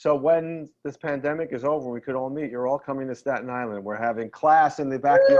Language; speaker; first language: English; native; English